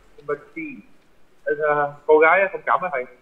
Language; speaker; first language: Russian; non-native, learner; Vietnamese